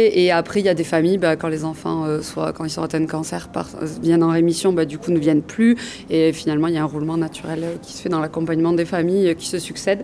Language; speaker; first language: French; native; French